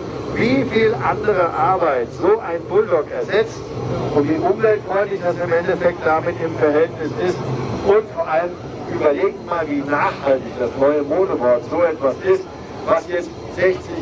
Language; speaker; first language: German; native; German